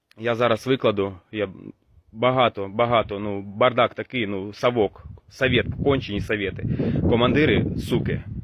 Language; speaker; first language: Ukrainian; non-native, local second language; Russian